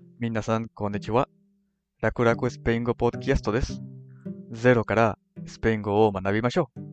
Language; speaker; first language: Japanese; native; Japanese